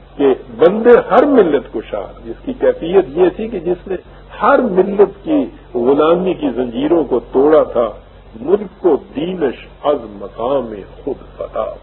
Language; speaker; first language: Urdu; native; Urdu